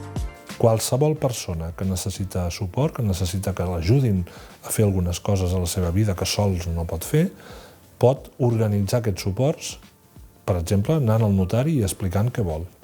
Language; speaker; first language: Catalan; native; Catalan